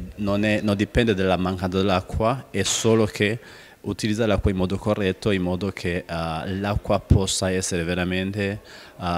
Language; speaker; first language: Italian; non-native, fluent; Rundi